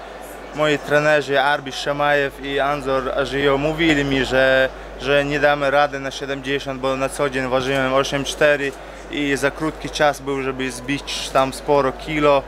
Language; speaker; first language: Polish; non-native, fluent; Chechen